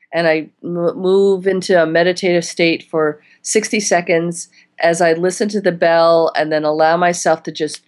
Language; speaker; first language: English; native; English